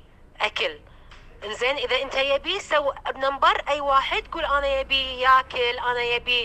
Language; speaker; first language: Arabic; non-native, learner; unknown